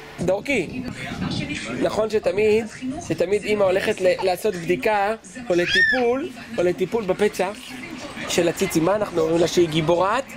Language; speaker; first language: Hebrew; native; Hebrew